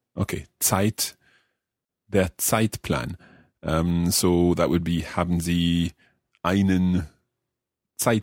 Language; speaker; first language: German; non-native, learner; English